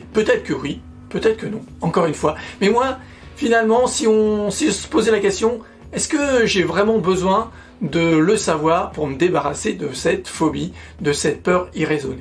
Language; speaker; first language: French; native; French